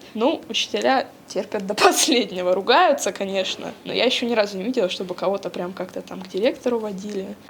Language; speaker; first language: Russian; native; Russian